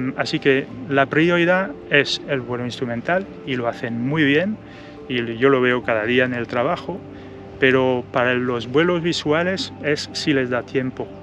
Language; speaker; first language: Spanish; non-native, fluent; French